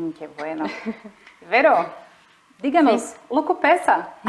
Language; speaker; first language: Spanish; non-native, fluent; Portuguese